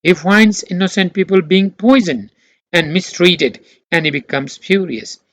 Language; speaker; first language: English; non-native, local second language; Nepali